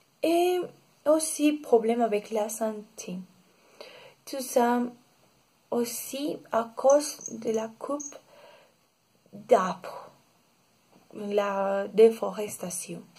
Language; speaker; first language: French; non-native, learner; Spanish